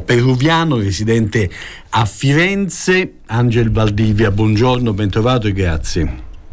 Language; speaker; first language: Italian; native; Italian